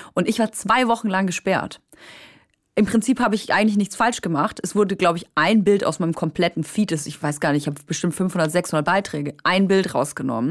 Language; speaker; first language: German; native; German